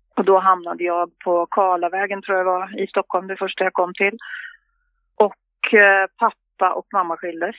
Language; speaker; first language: Swedish; native; Swedish